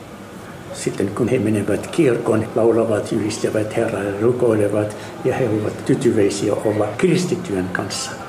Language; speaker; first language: Finnish; non-native, fluent; Arabic